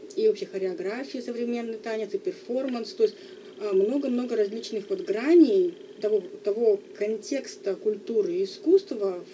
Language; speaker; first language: Russian; native; Russian